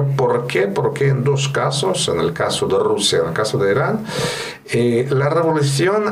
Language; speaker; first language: Spanish; non-native, fluent; Russian